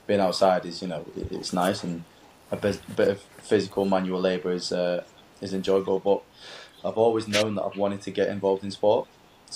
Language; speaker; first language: English; native; English